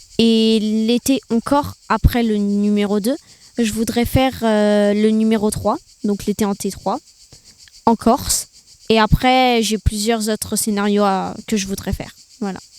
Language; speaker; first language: French; early bilingual, other home language; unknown